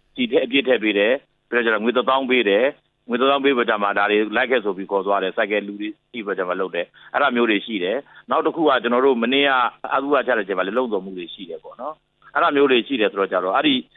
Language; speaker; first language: Burmese; native; Burmese